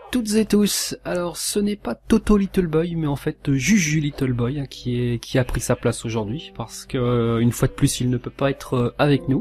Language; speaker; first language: French; native; French